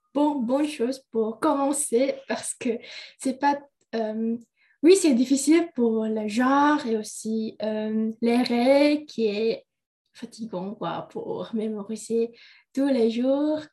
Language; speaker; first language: French; non-native, learner; Indonesian